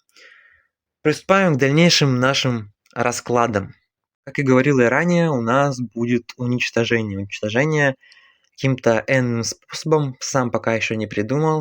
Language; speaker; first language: Russian; native; Russian